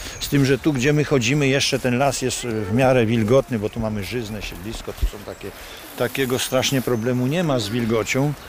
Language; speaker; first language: Polish; native; Polish